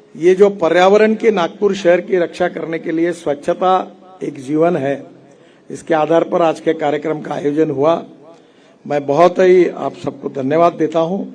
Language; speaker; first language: Hindi; non-native, local second language; Marathi